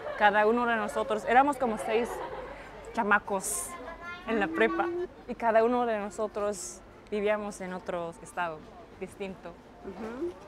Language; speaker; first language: Spanish; non-native, fluent; Japanese